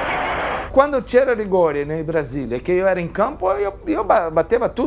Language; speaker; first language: Italian; non-native, fluent; Portuguese